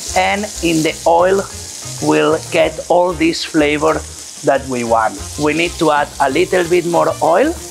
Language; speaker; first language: English; non-native, fluent; Catalan